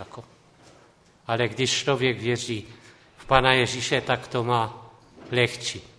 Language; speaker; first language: Czech; non-native, local second language; Polish